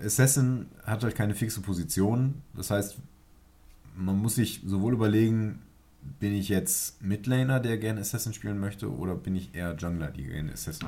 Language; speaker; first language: German; native; German